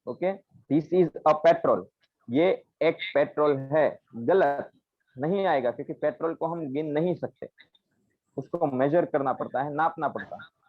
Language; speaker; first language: Hindi; non-native, local second language; Gujarati